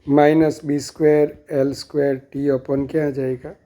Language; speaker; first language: Hindi; non-native, local second language; Gujarati